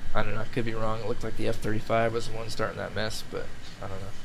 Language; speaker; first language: English; native; English